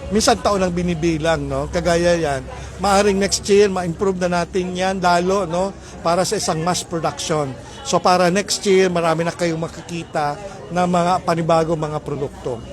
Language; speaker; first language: Filipino; native; Filipino